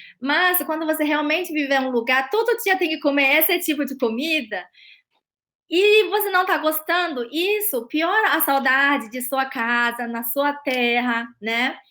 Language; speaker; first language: Portuguese; non-native, fluent; Chinese